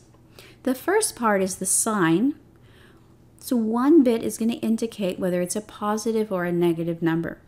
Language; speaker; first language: English; native; English